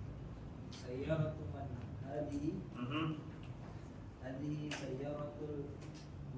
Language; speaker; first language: Arabic; non-native, learner; Indonesian